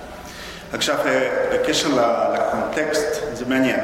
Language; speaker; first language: Hebrew; non-native, fluent; Spanish